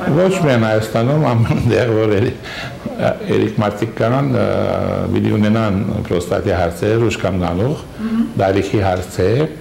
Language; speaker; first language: Armenian; early bilingual, heritage; Armenian